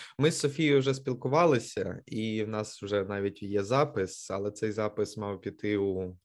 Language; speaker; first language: Ukrainian; native; Ukrainian